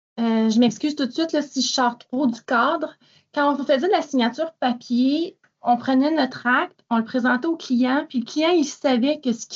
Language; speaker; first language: French; native; French